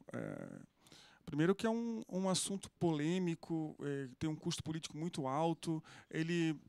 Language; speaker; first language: Portuguese; native; Portuguese